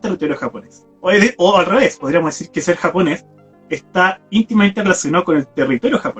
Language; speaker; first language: Spanish; native; Spanish